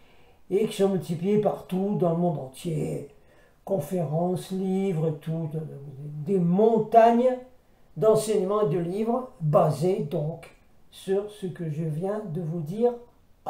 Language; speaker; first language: French; native; French